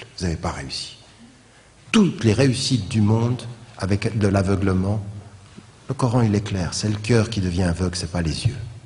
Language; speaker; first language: French; native; French